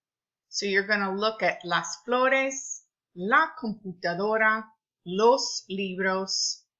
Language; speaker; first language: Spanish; non-native, fluent; English